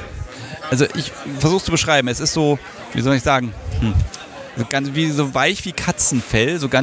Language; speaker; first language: German; native; German